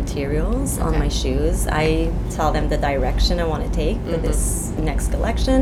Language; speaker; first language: English; non-native, fluent; French